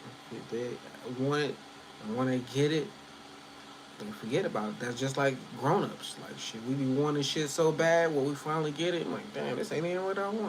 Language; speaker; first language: English; native; English